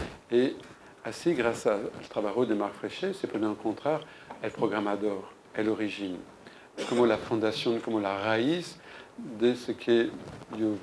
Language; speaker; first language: Spanish; non-native, fluent; French